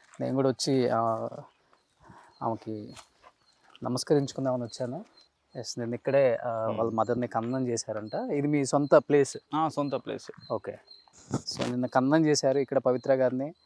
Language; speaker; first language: Telugu; native; Telugu